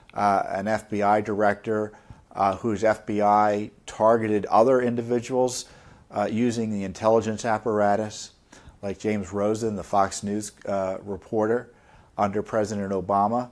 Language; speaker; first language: English; native; English